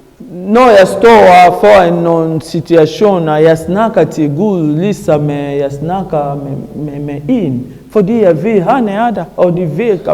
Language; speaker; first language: Danish; non-native, learner; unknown